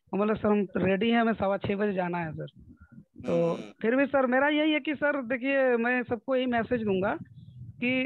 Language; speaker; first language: Hindi; native; Hindi